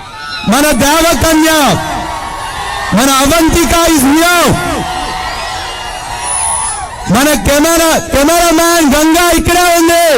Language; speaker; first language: Telugu; native; Telugu